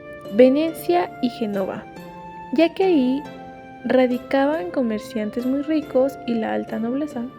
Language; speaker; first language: Spanish; native; Spanish